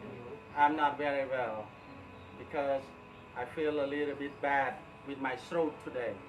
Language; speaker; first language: English; non-native, fluent; Khmer